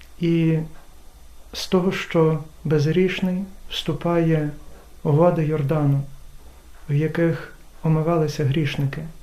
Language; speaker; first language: Ukrainian; native; Ukrainian